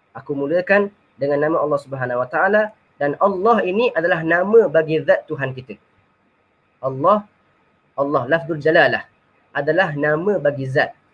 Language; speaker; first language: Malay; native; Malay